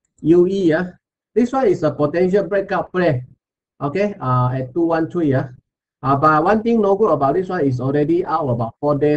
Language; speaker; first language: English; non-native, local second language; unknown